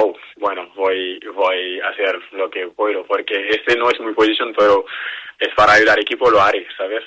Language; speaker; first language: Spanish; non-native, learner; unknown